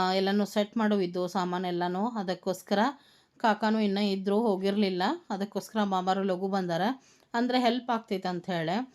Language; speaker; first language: Kannada; native; Kannada